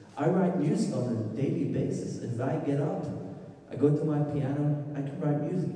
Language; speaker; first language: English; non-native, fluent; Dutch